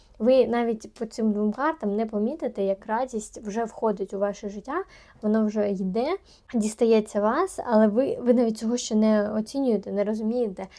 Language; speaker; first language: Ukrainian; native; Ukrainian